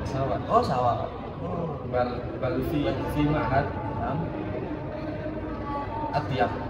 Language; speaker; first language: Arabic; non-native, learner; Indonesian